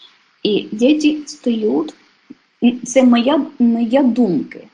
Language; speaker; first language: Ukrainian; non-native, fluent; Polish